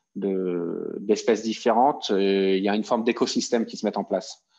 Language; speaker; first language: French; native; French